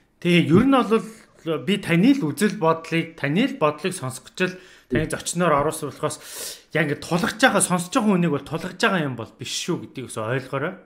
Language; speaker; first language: Mongolian; native; Mongolian